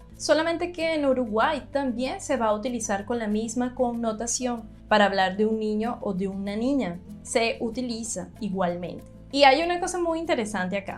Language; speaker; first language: Spanish; non-native, fluent; Portuguese